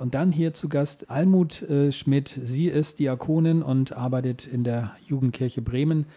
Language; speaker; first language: German; native; German